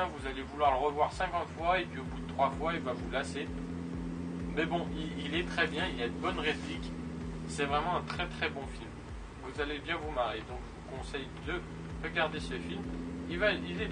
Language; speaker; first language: French; native; French